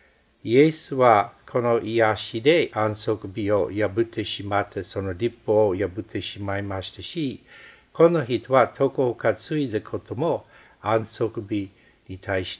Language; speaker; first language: Japanese; non-native, fluent; English